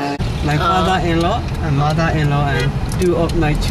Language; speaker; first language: English; non-native, learner; Burmese